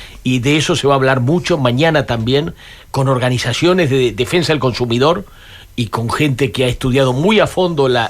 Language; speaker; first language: Spanish; native; Spanish